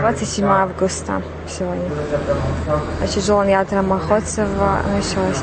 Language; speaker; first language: Russian; non-native, learner; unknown